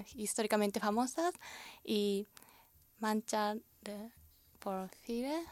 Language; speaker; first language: Spanish; non-native, learner; Japanese